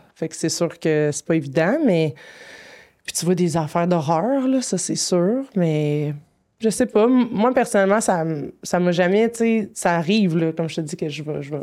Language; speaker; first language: French; native; French